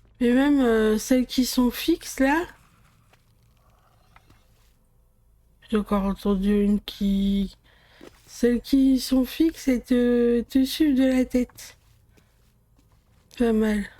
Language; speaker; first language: French; native; French